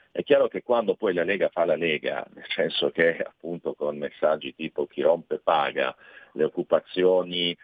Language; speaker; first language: Italian; native; Italian